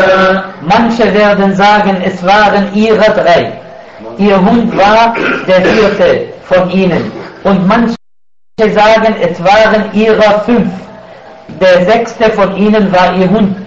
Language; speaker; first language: German; non-native, fluent; Arabic